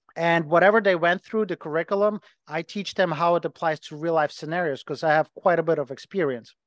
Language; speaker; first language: English; non-native, fluent; Ukrainian